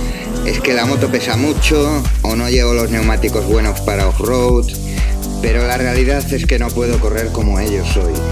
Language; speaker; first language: Spanish; native; Spanish